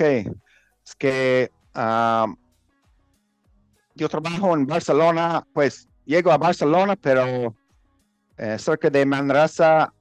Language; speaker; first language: Spanish; non-native, learner; English